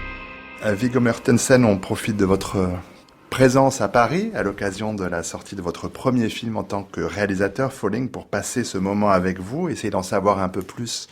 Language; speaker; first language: French; native; French